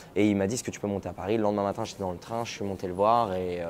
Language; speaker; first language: French; native; French